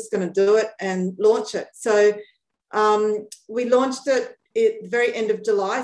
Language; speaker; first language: English; native; English